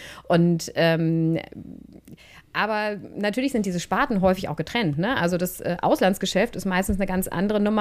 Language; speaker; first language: German; native; German